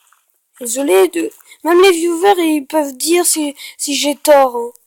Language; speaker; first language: French; native; French